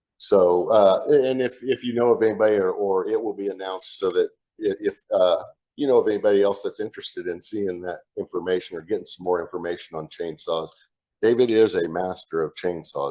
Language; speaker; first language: English; native; English